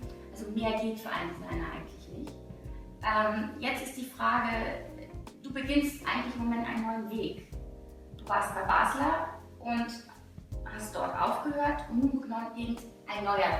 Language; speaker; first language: German; native; German